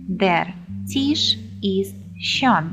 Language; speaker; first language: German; non-native, fluent; Ukrainian